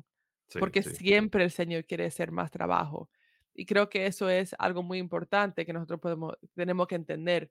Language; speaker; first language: Spanish; early bilingual, heritage; Spanish